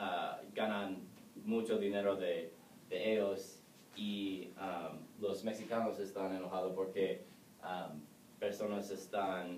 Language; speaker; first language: Spanish; non-native, learner; English